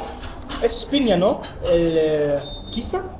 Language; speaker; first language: Spanish; non-native, fluent; German